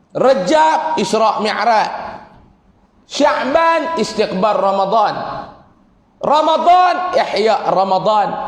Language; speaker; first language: Malay; native; Malay